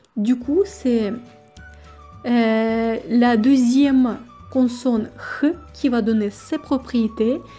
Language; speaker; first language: French; non-native, fluent; Russian